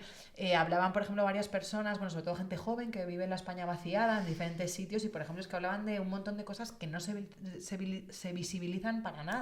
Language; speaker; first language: Spanish; native; Spanish